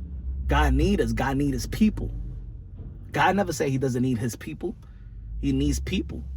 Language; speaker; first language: English; native; English